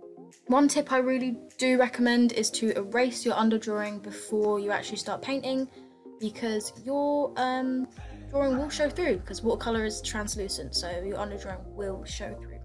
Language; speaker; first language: English; native; English